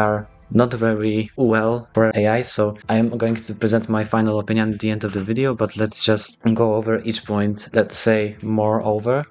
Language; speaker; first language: English; non-native, fluent; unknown